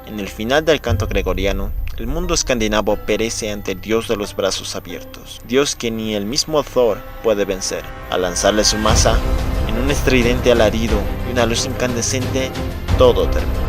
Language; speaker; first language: Spanish; native; Spanish